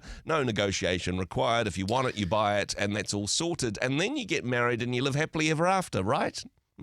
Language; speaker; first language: English; native; English